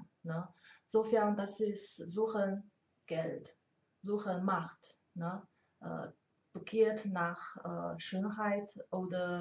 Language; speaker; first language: German; non-native, learner; Chinese